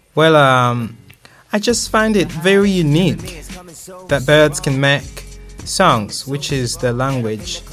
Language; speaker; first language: English; non-native, local second language; Nyanja